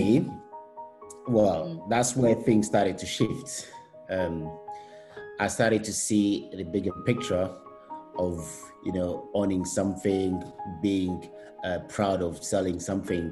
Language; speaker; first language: English; non-native, local second language; Kinyarwanda